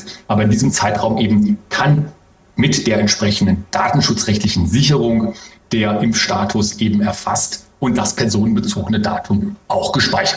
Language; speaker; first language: German; native; German